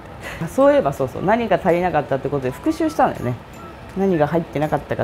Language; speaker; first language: Japanese; native; Japanese